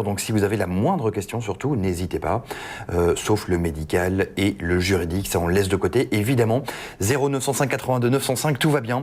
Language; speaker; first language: French; native; French